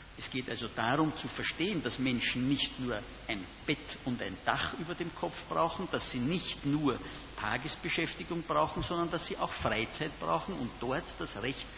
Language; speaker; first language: German; native; German